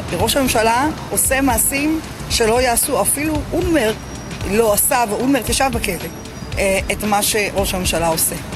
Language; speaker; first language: Hebrew; native; Hebrew